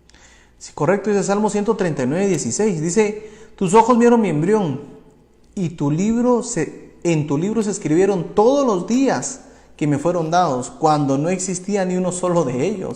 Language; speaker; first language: Spanish; native; Spanish